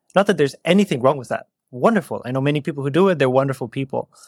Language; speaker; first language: English; non-native, fluent; German